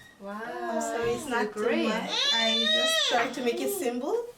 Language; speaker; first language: English; non-native, fluent; Arabic